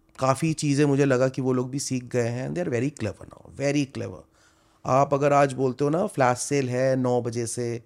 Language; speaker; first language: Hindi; non-native, local second language; Bangla